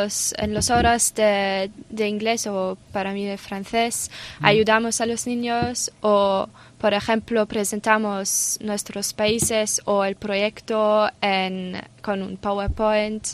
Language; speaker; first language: Spanish; non-native, learner; German